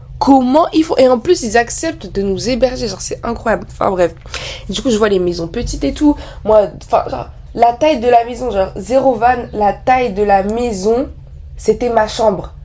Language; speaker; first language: French; native; French